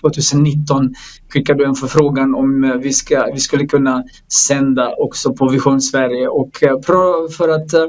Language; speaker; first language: Swedish; non-native, fluent; Croatian